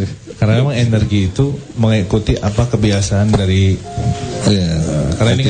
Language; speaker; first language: Indonesian; native; Indonesian